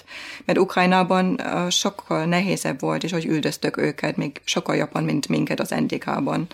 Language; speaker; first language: Hungarian; non-native, fluent; German